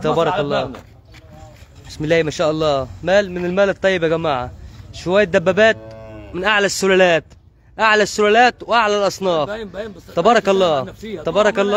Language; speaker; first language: Arabic; native; Arabic